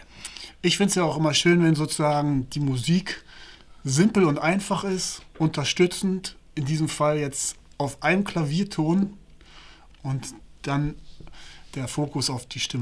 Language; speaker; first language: German; native; German